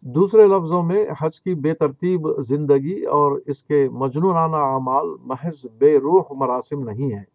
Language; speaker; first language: Urdu; native; Urdu